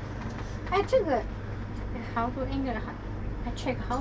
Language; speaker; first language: Chinese; native; Chinese